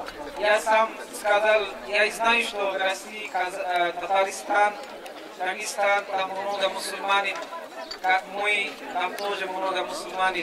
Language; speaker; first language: Russian; non-native, learner; Bangla